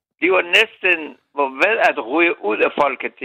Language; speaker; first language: Danish; non-native, learner; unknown